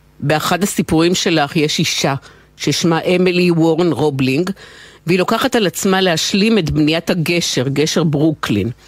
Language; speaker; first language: Hebrew; native; Hebrew